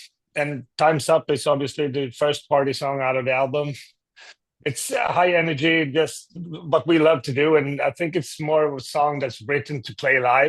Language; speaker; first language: English; non-native, fluent; Swedish